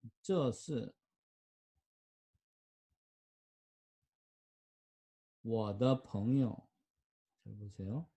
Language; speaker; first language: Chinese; non-native, fluent; Korean